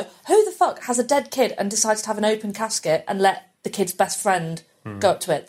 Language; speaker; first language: English; native; English